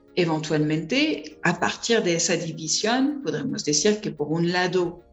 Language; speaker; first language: Spanish; non-native, fluent; French